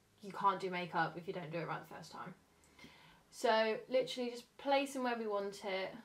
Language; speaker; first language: English; native; English